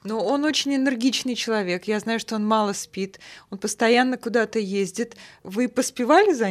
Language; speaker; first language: Russian; native; Russian